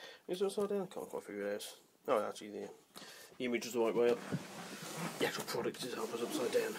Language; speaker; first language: English; native; English